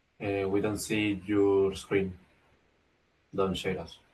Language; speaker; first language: English; non-native, learner; Spanish